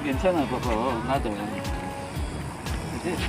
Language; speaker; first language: Korean; native; Korean